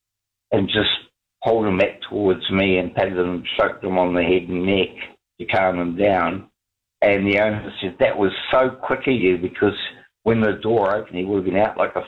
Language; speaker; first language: English; native; English